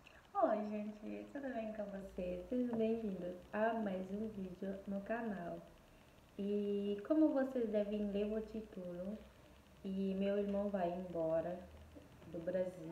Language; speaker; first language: Portuguese; non-native, fluent; Haitian Creole